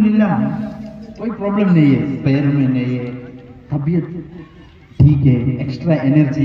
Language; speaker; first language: Hindi; non-native, local second language; Malayalam